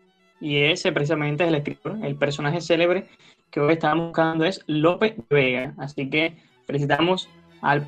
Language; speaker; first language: Spanish; native; Spanish